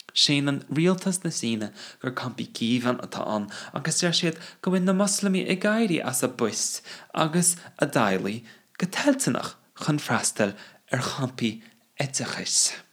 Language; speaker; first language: Irish; non-native, fluent; English